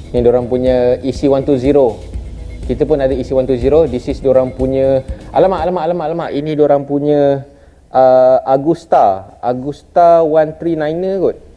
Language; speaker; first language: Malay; native; Malay